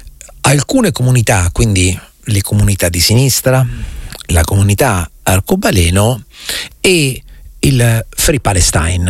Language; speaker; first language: Italian; native; Italian